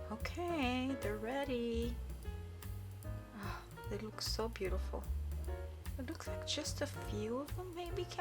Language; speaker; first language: English; native; English